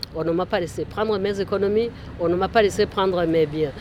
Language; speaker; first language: French; non-native, local second language; Kinyarwanda